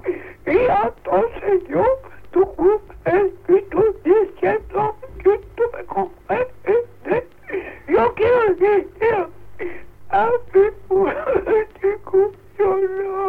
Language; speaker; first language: Spanish; non-native, local second language; Catalan